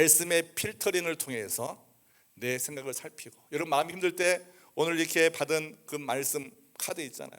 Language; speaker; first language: Korean; native; Korean